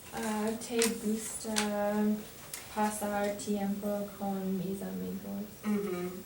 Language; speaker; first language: Spanish; non-native, learner; English